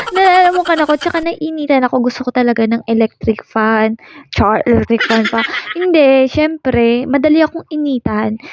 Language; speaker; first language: Filipino; non-native, local second language; Waray